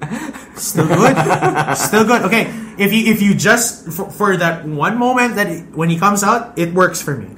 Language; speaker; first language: English; non-native, local second language; Filipino